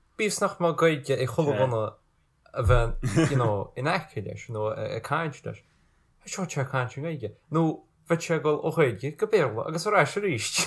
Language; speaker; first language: Irish; native; Irish